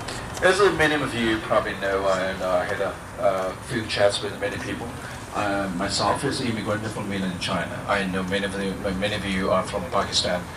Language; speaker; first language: English; non-native, fluent; Chinese